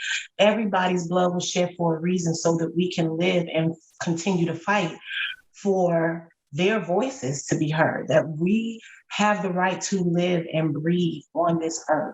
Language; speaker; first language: English; native; English